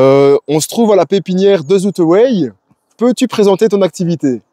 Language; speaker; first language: French; native; French